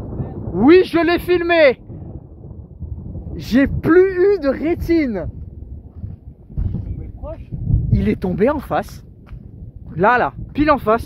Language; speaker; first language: French; native; French